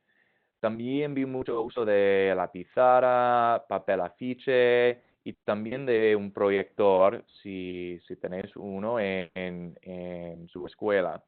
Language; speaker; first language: Spanish; non-native, fluent; English